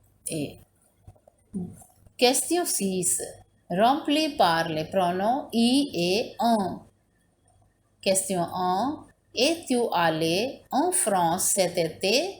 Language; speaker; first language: French; non-native, learner; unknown